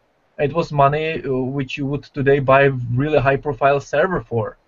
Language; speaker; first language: English; non-native, fluent; Czech